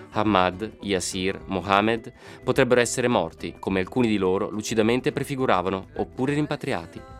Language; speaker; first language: Italian; native; Italian